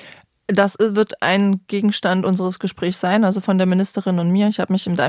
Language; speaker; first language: German; native; German